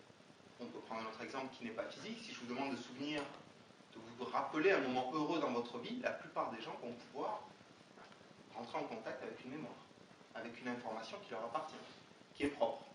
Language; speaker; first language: French; native; French